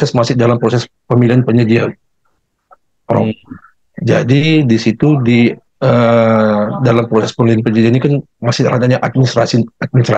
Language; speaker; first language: Indonesian; native; Indonesian